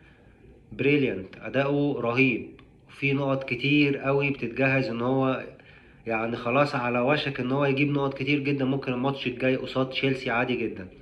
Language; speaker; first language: Arabic; native; Arabic